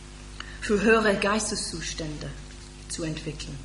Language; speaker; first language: German; non-native, fluent; English